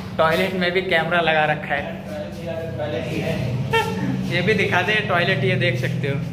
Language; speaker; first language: Hindi; non-native, local second language; Gujarati